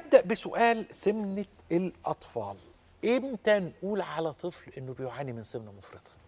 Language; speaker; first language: Arabic; native; Arabic